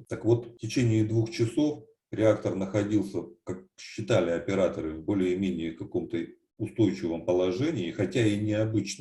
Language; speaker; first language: Russian; native; Russian